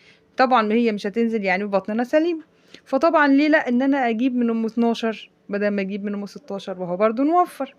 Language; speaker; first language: Arabic; native; Arabic